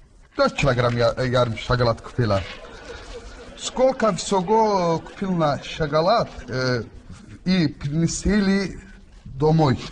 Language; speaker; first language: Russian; non-native, learner; Azerbaijani